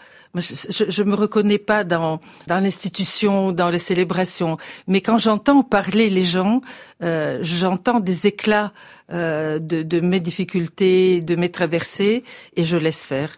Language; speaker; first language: French; non-native, fluent; Bulgarian